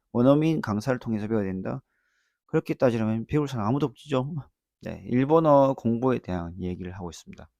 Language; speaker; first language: Korean; native; Korean